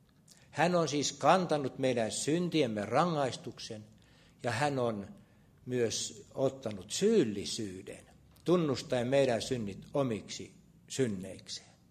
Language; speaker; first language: Finnish; native; Finnish